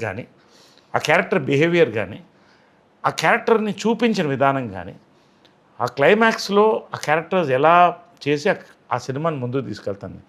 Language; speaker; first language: Telugu; native; Telugu